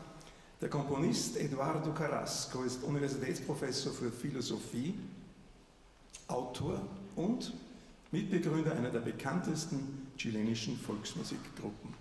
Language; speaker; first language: German; native; German